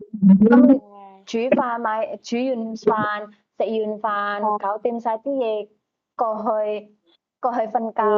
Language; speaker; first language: Cantonese; native; Cantonese